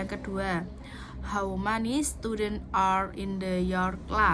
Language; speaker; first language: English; non-native, learner; Indonesian